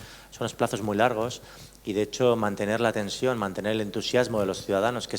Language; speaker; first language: Spanish; native; Spanish